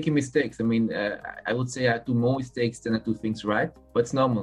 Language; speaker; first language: English; non-native, fluent; German